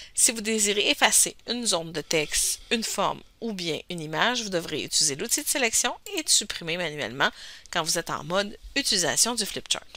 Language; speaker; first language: French; native; French